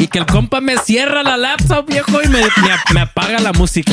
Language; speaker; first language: Spanish; early bilingual, other home language; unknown